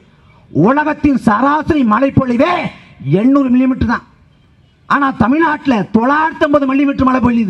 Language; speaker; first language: Tamil; native; Tamil